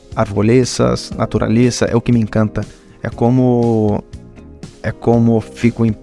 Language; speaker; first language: Spanish; non-native, learner; Portuguese